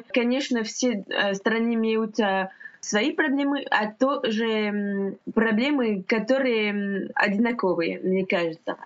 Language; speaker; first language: Russian; non-native, fluent; French